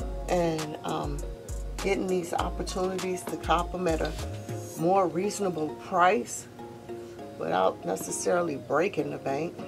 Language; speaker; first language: English; native; English